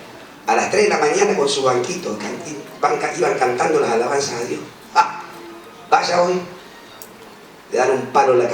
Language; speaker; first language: Spanish; native; Spanish